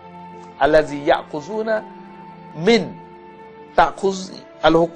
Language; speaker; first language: Arabic; non-native, learner; Malay